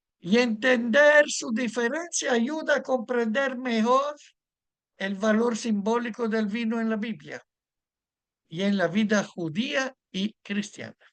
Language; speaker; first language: Spanish; non-native, fluent; Italian